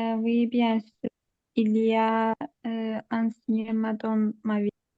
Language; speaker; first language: French; non-native, learner; Azerbaijani